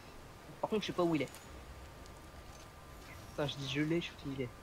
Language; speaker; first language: French; native; French